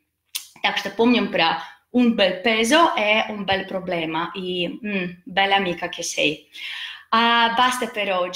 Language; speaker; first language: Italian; non-native, fluent; Russian